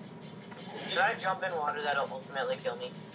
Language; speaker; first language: English; native; English